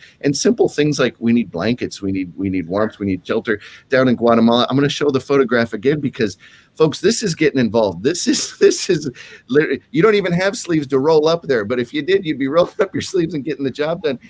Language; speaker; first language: English; native; English